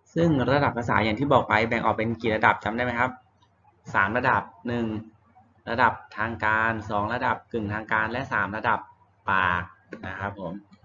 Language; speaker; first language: Thai; native; Thai